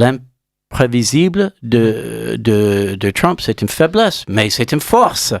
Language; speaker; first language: French; non-native, learner; English